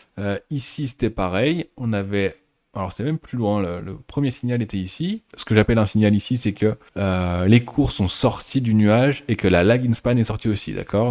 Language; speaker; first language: French; native; French